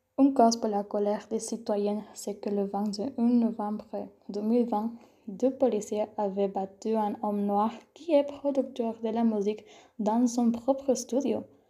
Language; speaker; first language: French; non-native, learner; Spanish